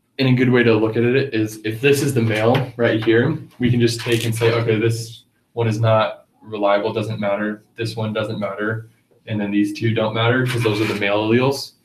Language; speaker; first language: English; native; English